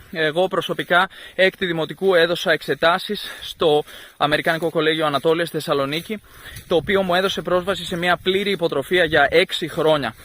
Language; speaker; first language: Greek; native; Greek